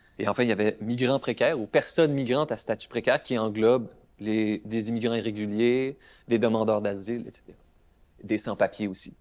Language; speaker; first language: French; native; French